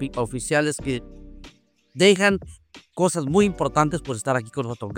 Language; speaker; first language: Spanish; native; Spanish